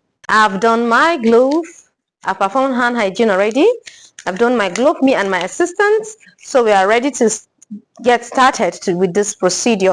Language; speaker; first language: English; non-native, local second language; Igbo